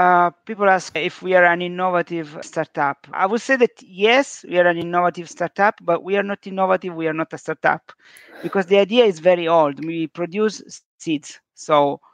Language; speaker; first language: English; non-native, fluent; Italian